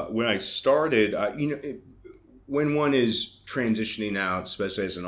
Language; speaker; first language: English; native; English